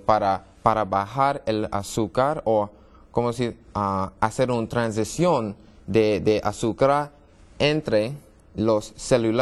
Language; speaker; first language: Spanish; non-native, learner; English